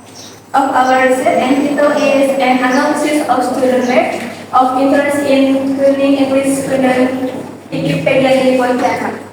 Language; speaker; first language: English; non-native, learner; Indonesian